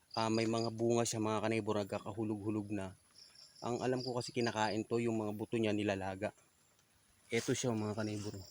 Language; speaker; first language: Filipino; native; Filipino